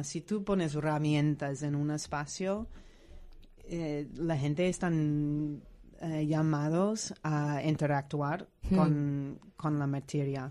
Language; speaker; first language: Spanish; non-native, fluent; English